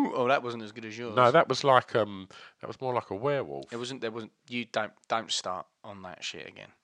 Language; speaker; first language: English; native; English